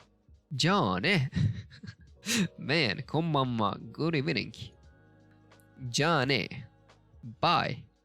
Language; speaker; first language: Japanese; non-native, learner; Turkish